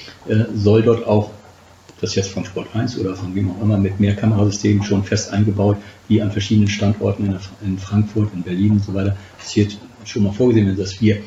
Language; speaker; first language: German; native; German